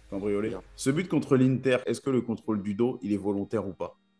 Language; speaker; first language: French; native; French